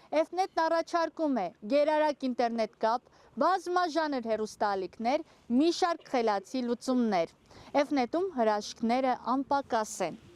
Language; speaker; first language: Armenian; native; Armenian